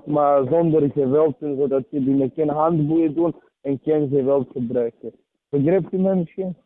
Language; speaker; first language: Dutch; non-native, fluent; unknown